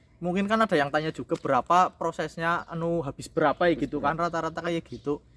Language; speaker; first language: Indonesian; non-native, local second language; Javanese